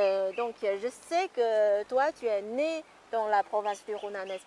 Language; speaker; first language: French; non-native, fluent; Chinese